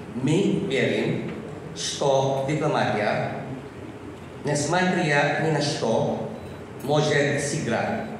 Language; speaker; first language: Russian; non-native, fluent; Filipino